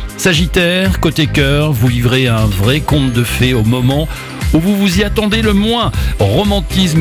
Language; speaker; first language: French; native; French